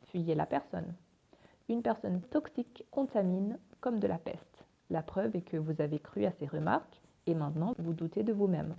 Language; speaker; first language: French; native; French